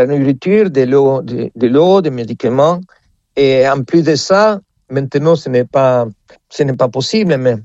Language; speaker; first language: French; non-native, fluent; Spanish